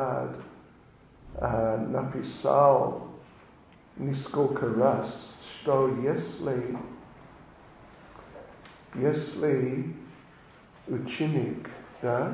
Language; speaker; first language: Russian; non-native, learner; English